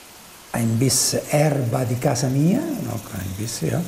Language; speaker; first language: German; non-native, learner; Italian